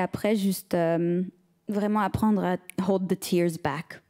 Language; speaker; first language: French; early bilingual, heritage; French